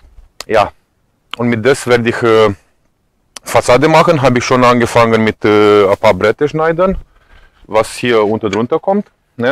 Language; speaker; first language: German; non-native, fluent; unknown